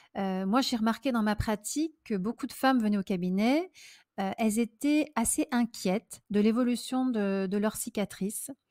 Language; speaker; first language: French; native; French